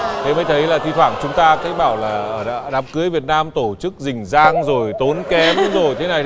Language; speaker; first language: Vietnamese; native; Vietnamese